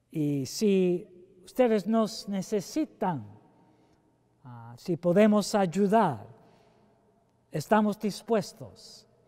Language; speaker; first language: Spanish; non-native, fluent; English